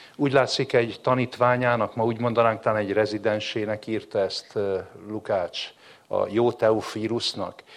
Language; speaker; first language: Hungarian; native; Hungarian